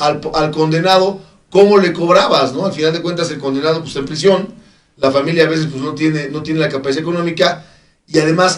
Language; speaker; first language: Spanish; native; Spanish